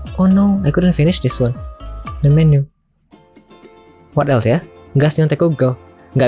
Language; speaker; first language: English; non-native, learner; Indonesian